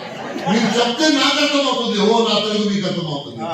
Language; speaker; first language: Telugu; non-native, fluent; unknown